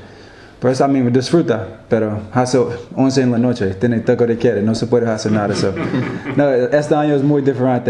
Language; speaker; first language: Spanish; non-native, learner; English